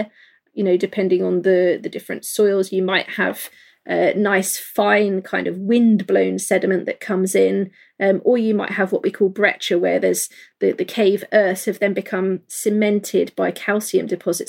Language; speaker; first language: English; native; English